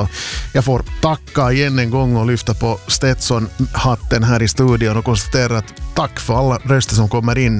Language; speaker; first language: Swedish; native; Swedish